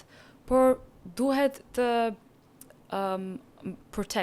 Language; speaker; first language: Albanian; non-native, learner; English